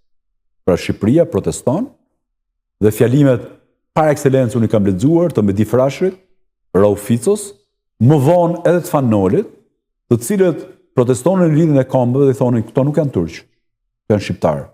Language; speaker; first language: Albanian; native; Albanian